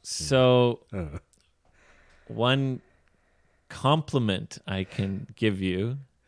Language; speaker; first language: English; native; English